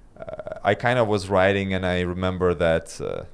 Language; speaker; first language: English; non-native, fluent; Lithuanian